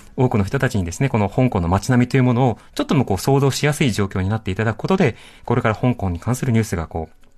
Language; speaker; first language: Japanese; native; Japanese